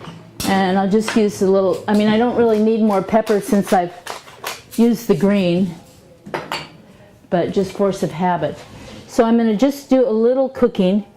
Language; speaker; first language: English; native; English